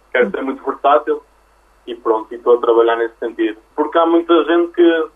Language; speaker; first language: Portuguese; early bilingual, other home language; French